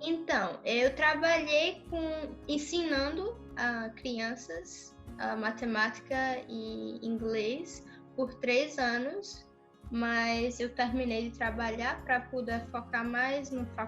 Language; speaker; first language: Portuguese; early bilingual, other home language; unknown